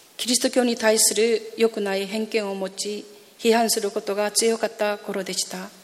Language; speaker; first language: Japanese; non-native, fluent; Korean